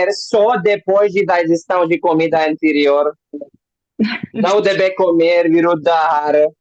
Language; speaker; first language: Portuguese; non-native, learner; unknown